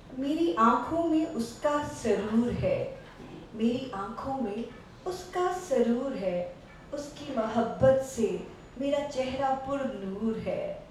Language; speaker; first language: Urdu; non-native, local second language; Saraiki